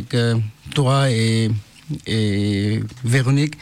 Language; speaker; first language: French; non-native, learner; Bangla